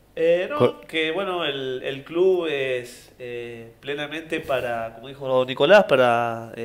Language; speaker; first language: Spanish; native; Spanish